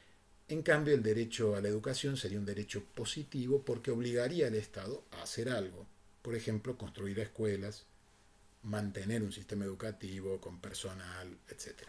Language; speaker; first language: Spanish; native; Spanish